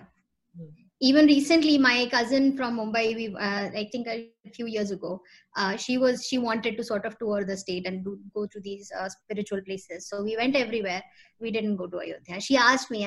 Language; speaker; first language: English; non-native, local second language; Hindi